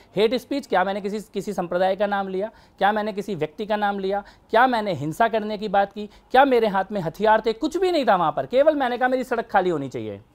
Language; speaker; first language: Hindi; native; Hindi